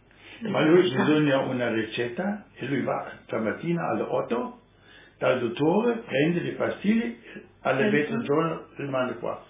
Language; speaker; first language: Italian; non-native, learner; German